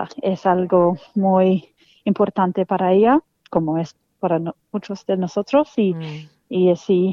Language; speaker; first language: Spanish; non-native, fluent; English